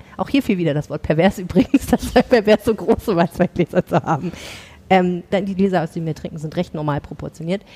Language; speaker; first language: German; native; German